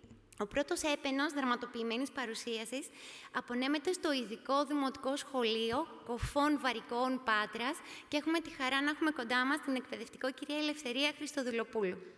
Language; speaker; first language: Greek; native; Greek